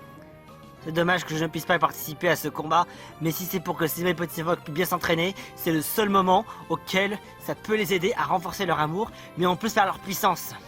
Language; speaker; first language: French; native; French